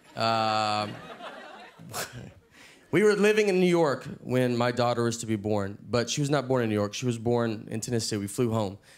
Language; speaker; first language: English; native; English